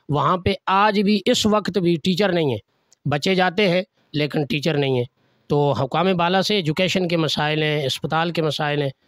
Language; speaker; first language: Urdu; non-native, local second language; Northern Hindko